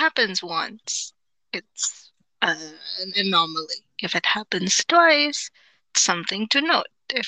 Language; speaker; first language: English; non-native, local second language; Cebuano